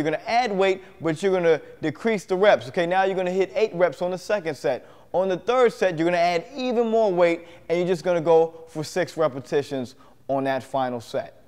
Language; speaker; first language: English; native; English